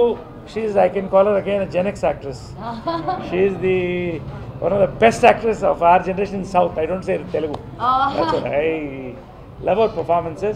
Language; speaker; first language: Telugu; native; Telugu